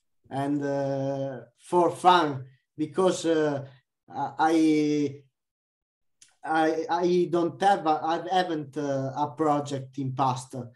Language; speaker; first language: English; non-native, learner; Italian